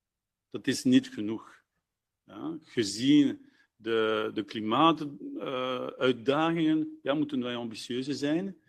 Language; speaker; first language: Dutch; non-native, local second language; French